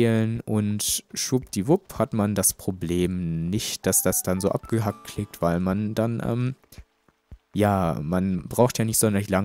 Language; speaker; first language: German; native; German